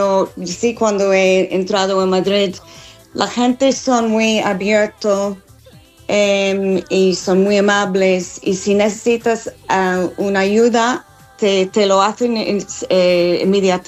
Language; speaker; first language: Spanish; non-native, fluent; English